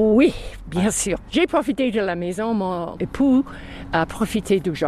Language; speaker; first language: French; non-native, fluent; English